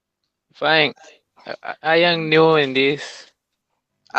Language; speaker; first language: English; non-native, learner; Spanish